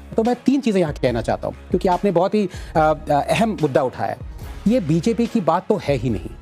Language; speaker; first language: Hindi; non-native, local second language; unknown